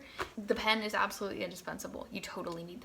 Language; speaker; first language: English; native; English